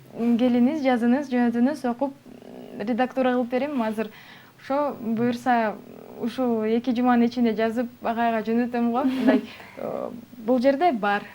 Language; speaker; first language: Kyrgyz; non-native, local second language; Uyghur